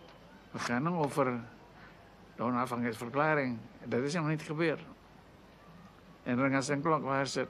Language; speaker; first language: Dutch; non-native, local second language; Indonesian